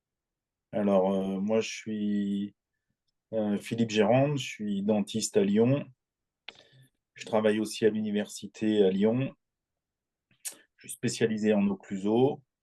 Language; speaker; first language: French; native; French